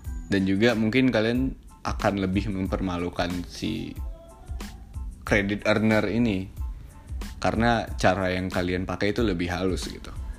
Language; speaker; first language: Indonesian; native; Indonesian